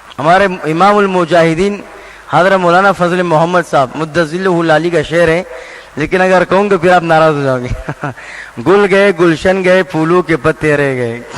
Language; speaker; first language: Urdu; non-native, local second language; Pashto